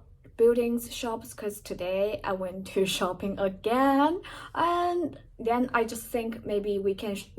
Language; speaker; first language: English; non-native, fluent; Chinese